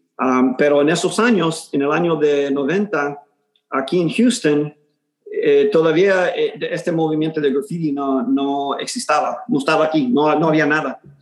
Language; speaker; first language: Spanish; early bilingual, heritage; Spanish